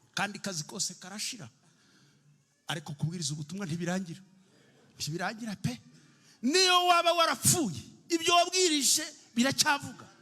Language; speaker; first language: Kinyarwanda; early bilingual, heritage; Kinyarwanda